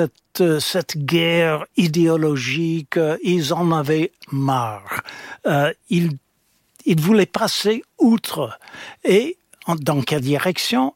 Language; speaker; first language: French; non-native, fluent; English